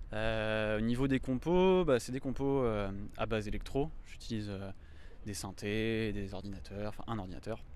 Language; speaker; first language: French; native; French